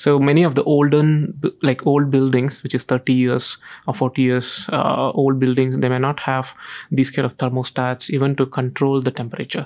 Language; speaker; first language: English; non-native, local second language; Tamil